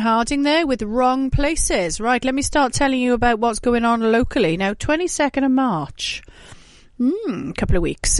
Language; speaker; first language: English; native; English